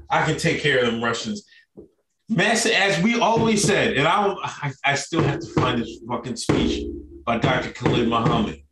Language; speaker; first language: English; native; English